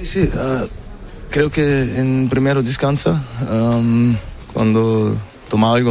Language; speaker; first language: Spanish; non-native, learner; German